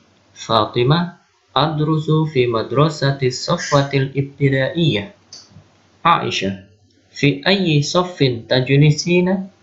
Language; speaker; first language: Arabic; non-native, local second language; Indonesian